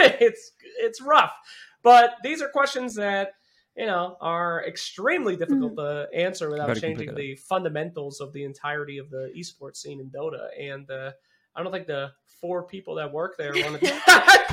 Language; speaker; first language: English; native; English